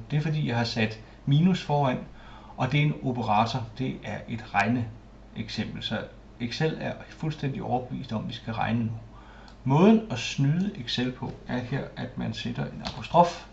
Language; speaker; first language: Danish; native; Danish